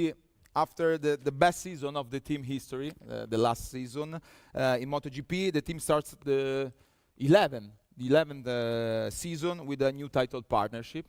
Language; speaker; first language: English; non-native, fluent; Italian